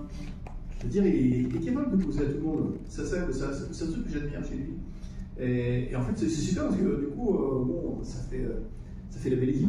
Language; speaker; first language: French; native; French